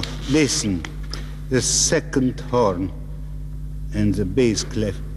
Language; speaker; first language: English; non-native, fluent; Russian